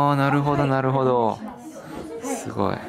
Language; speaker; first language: Japanese; native; Japanese